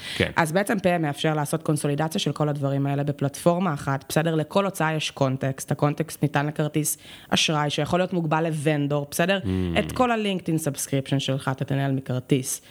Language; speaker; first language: Hebrew; native; Hebrew